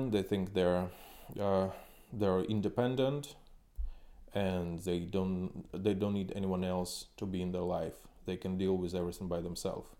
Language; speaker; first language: English; non-native, fluent; Ukrainian